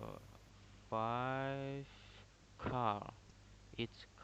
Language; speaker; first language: English; non-native, learner; Indonesian